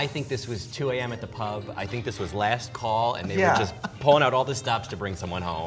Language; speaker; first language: English; native; English